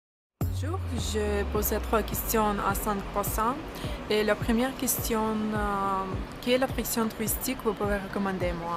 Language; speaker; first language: French; non-native, learner; Russian